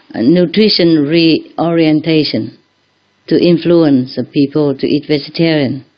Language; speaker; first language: English; non-native, fluent; Vietnamese